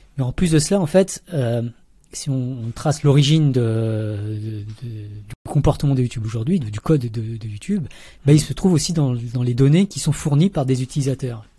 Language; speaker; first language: French; early bilingual, other home language; Vietnamese